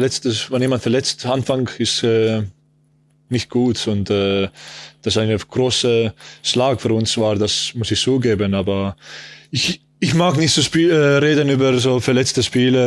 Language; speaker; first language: German; non-native, learner; Estonian